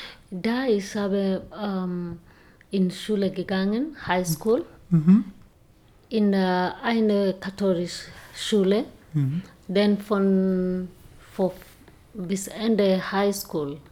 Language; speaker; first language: German; non-native, learner; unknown